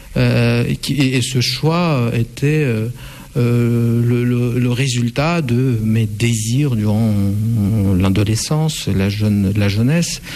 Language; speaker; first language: French; non-native, fluent; Russian